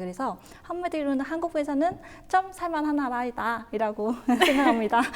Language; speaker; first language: Korean; non-native, fluent; Vietnamese